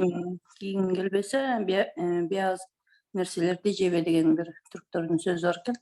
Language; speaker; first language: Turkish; non-native, learner; Kyrgyz